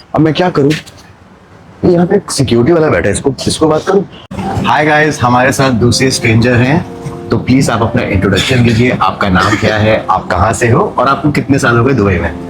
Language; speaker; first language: Hindi; native; Hindi